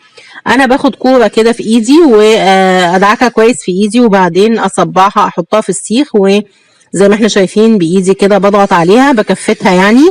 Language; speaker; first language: Arabic; native; Arabic